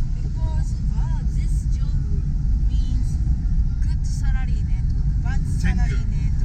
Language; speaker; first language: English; non-native, learner; Japanese